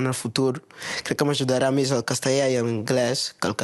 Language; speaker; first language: Catalan; non-native, local second language; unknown